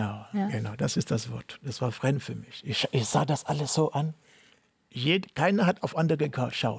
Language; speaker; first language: German; non-native, learner; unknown